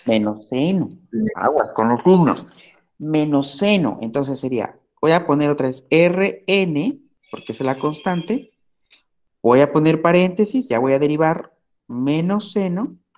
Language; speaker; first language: Spanish; native; Spanish